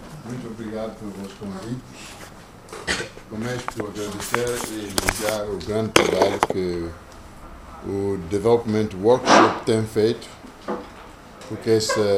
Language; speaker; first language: Portuguese; non-native, local second language; Kongo